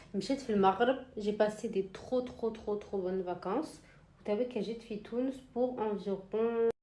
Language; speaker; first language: Arabic; early bilingual, other home language; French